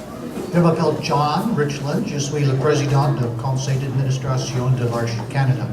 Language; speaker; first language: French; non-native, learner; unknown